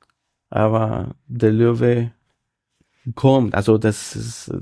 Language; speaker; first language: German; non-native, fluent; Spanish